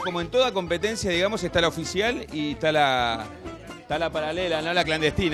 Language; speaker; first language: Spanish; native; Spanish